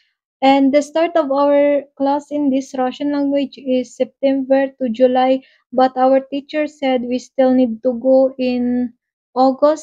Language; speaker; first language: English; non-native, local second language; Waray